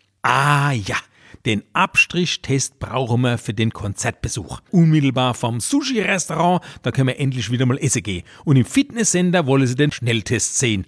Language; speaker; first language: German; native; German